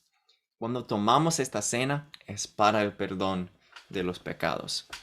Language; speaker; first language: Spanish; non-native, fluent; English